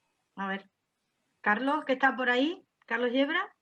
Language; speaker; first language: Spanish; native; Spanish